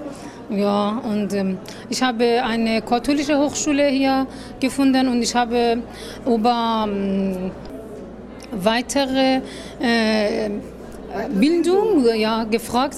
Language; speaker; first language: German; non-native, learner; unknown